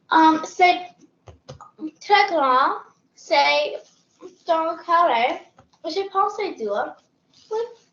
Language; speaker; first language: French; non-native, learner; English